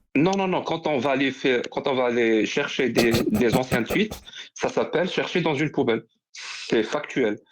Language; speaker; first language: French; native; French